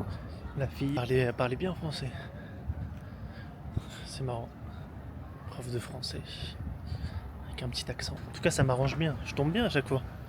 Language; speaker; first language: French; native; French